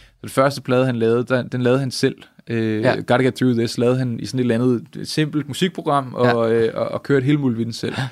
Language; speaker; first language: Danish; native; Danish